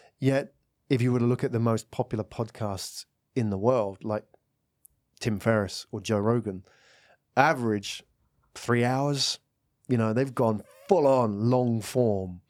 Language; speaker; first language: English; native; English